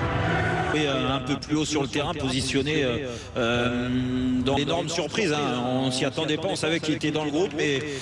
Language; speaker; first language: French; native; French